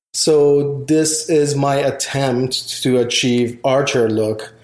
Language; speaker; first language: English; non-native, fluent; Persian